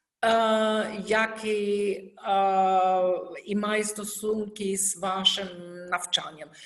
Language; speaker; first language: Ukrainian; non-native, learner; German